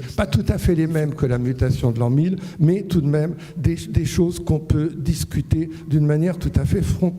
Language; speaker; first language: French; native; French